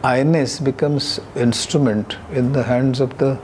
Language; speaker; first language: English; non-native, local second language; Marathi